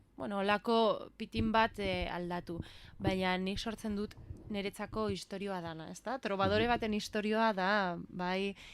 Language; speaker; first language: Basque; non-native, local second language; Spanish